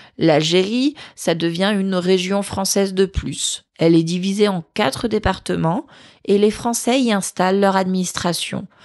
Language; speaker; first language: French; native; French